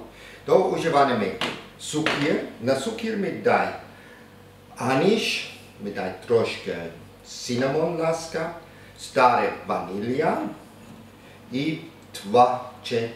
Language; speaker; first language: Polish; non-native, learner; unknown